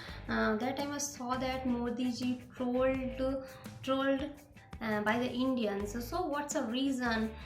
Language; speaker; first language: English; non-native, learner; Hindi